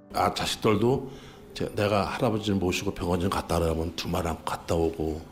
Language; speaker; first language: Korean; native; Korean